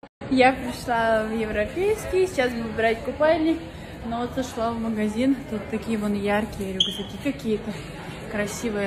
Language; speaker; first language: Russian; native; Russian